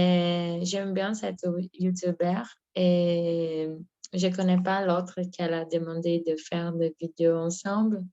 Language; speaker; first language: French; non-native, learner; Portuguese